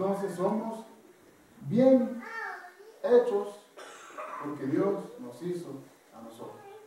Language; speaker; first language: Spanish; non-native, fluent; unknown